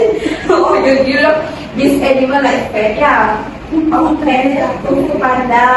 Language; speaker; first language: English; non-native, local second language; Malay